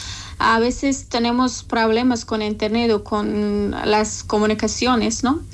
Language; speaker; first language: Spanish; non-native, learner; Persian